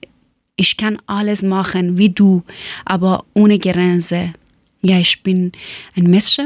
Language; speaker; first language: German; non-native, learner; Persian